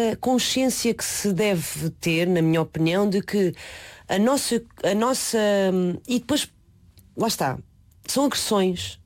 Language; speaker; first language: Portuguese; non-native, local second language; Chinese